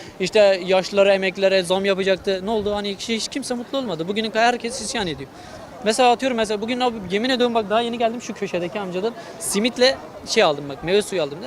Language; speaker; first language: Turkish; non-native, local second language; Kurdish